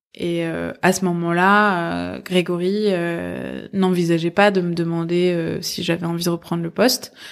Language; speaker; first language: French; early bilingual, other home language; Persian